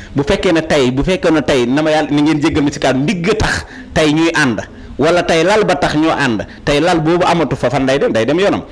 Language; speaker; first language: Wolof; native; Wolof